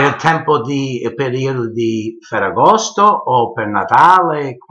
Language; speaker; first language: Italian; early bilingual, heritage; English